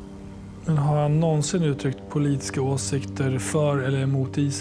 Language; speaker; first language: Swedish; native; Swedish